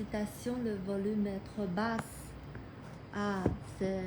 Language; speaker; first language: French; non-native, fluent; Chinese